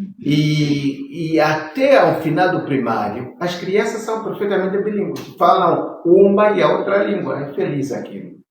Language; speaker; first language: Portuguese; non-native, local second language; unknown